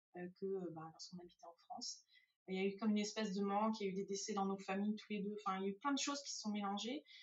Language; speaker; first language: French; native; French